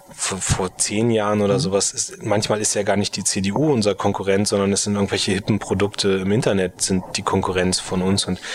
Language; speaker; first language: German; native; German